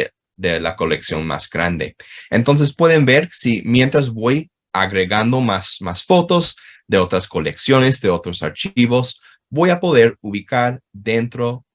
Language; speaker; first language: Spanish; non-native, fluent; English